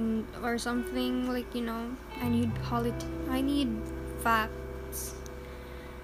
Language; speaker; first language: English; non-native, local second language; Filipino